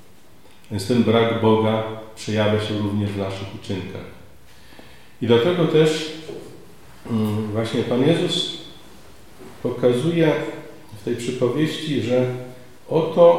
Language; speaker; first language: Polish; native; Polish